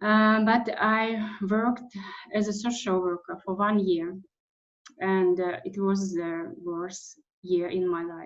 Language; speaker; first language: English; non-native, fluent; Russian